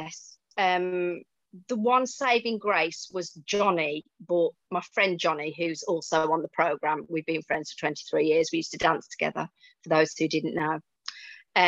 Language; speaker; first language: English; native; English